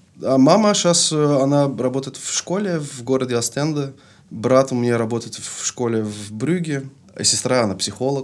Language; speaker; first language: Russian; non-native, fluent; Dutch